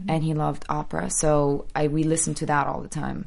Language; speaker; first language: English; early bilingual, other home language; Polish